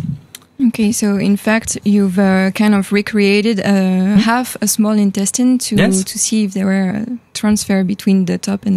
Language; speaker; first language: English; non-native, fluent; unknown